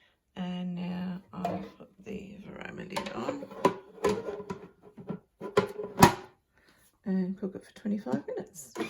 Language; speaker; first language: English; native; English